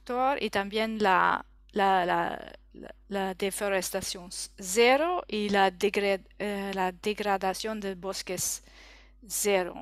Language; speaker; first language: Spanish; non-native, learner; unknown